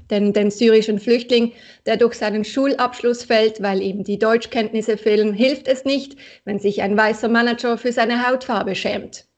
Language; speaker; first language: German; native; German